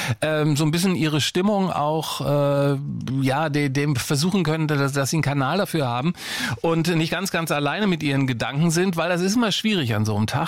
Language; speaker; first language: German; native; German